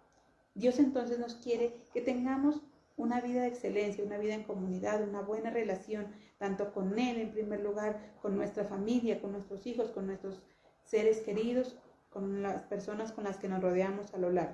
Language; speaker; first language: Spanish; native; Spanish